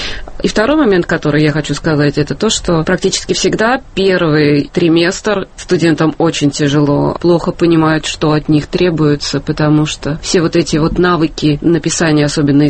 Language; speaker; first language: Russian; native; Russian